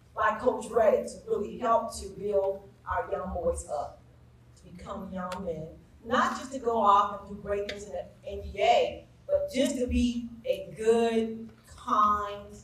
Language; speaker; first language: English; native; English